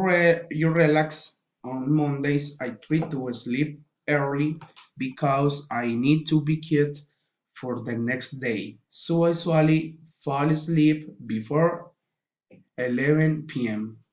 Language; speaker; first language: English; non-native, learner; Spanish